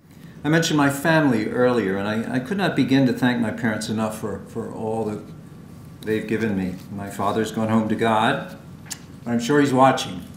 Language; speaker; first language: English; native; English